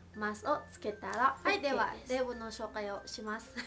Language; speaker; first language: Japanese; non-native, fluent; Filipino